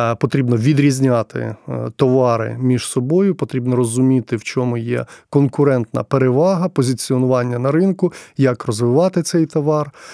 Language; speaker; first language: Ukrainian; non-native, local second language; Russian